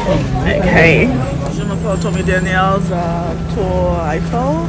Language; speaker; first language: French; non-native, learner; English